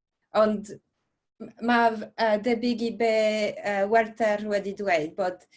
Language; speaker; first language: Welsh; non-native, fluent; French